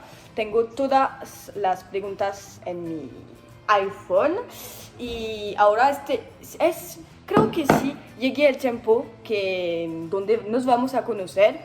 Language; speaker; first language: Spanish; non-native, learner; French